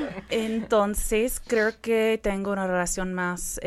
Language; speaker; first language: Spanish; non-native, fluent; English